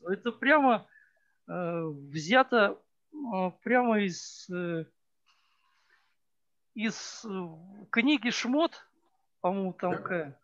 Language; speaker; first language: Russian; native; Russian